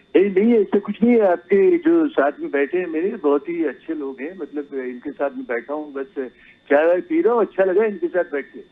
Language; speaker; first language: Hindi; non-native, local second language; Marathi